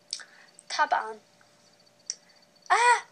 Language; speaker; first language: Arabic; non-native, learner; English